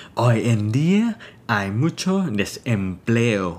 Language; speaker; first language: Spanish; non-native, fluent; Thai